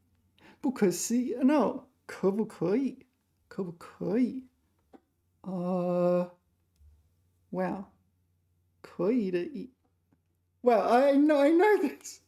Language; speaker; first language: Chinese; non-native, learner; English